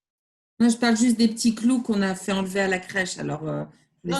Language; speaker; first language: French; native; French